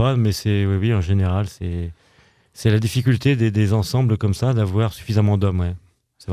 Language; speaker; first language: French; native; French